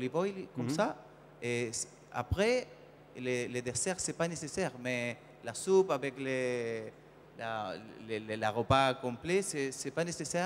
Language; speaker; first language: French; non-native, learner; Spanish